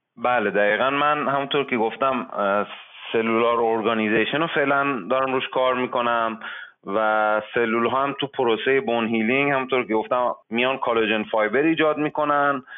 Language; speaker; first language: Persian; native; Persian